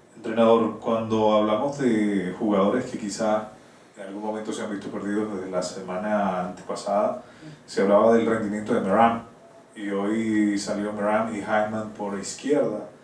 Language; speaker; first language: Spanish; native; Spanish